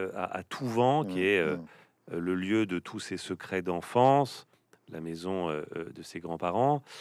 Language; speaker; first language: French; native; French